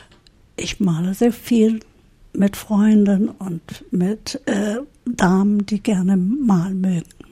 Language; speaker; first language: German; early bilingual, heritage; German